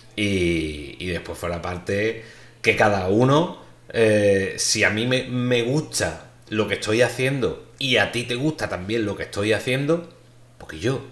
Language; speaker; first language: Spanish; native; Spanish